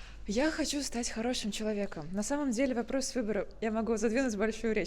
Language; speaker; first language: Russian; native; Russian